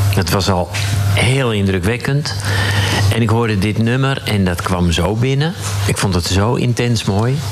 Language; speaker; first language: Dutch; native; Dutch